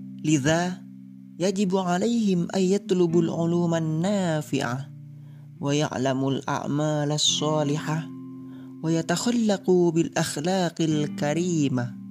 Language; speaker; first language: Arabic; non-native, learner; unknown